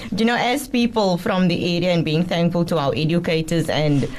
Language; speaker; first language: English; native; English